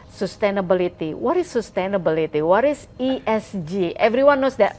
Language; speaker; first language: English; non-native, fluent; Indonesian